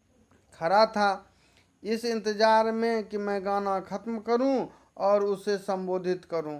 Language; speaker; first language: Hindi; native; Hindi